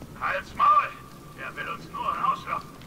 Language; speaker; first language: German; native; German